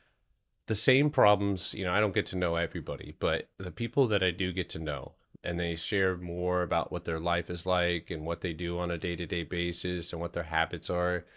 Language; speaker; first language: English; native; English